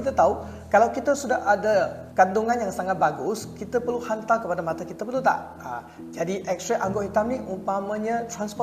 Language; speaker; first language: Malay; non-native, local second language; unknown